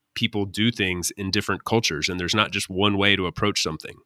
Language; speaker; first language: English; native; English